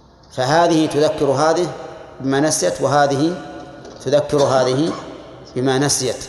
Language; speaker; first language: Arabic; native; Arabic